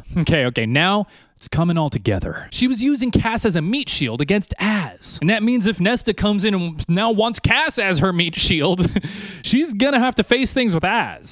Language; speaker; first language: English; native; English